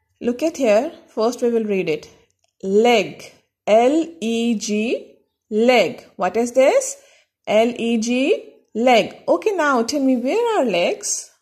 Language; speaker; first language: English; non-native, local second language; Urdu